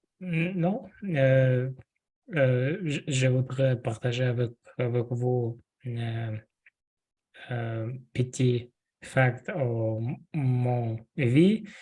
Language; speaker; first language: French; non-native, learner; Russian